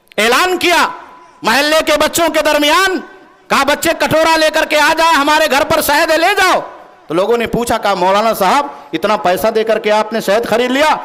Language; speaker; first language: Urdu; native; Urdu